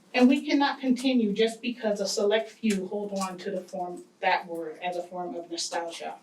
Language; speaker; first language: English; native; English